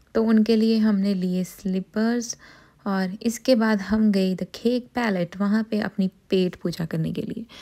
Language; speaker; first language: Hindi; non-native, local second language; Punjabi